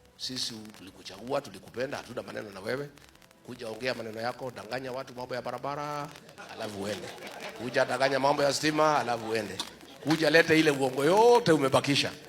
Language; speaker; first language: Swahili; non-native, local second language; Kikuyu